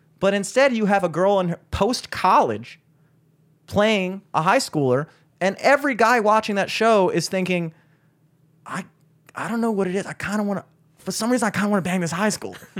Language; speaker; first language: English; native; English